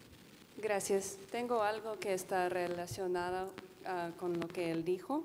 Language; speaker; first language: Spanish; non-native, fluent; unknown